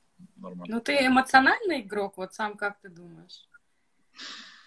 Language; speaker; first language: Russian; native; Russian